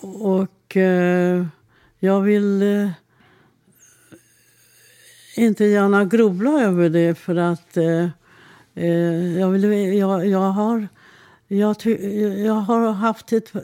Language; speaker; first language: Swedish; non-native, fluent; Hungarian